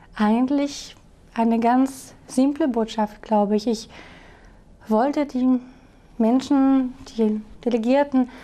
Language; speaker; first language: German; non-native, fluent; French